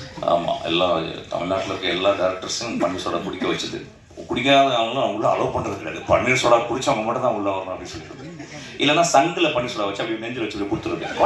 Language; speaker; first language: Tamil; native; Tamil